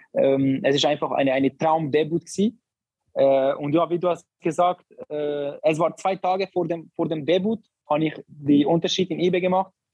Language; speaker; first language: German; non-native, learner; Albanian